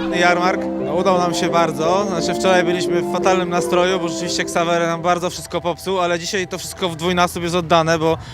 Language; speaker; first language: Polish; native; Polish